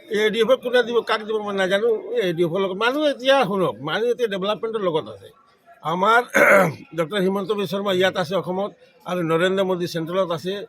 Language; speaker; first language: Assamese; non-native, local second language; Bangla